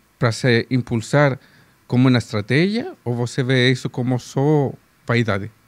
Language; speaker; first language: Portuguese; non-native, fluent; Spanish